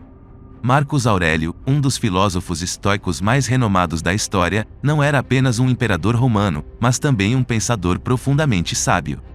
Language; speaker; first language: Portuguese; native; Portuguese